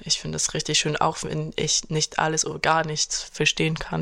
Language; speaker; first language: German; non-native, fluent; French